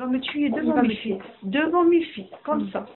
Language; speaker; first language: French; non-native, learner; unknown